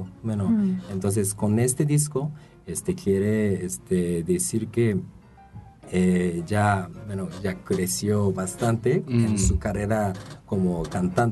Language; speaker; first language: Spanish; non-native, fluent; Japanese